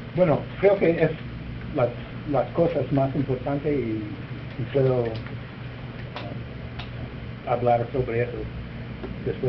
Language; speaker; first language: Spanish; non-native, learner; English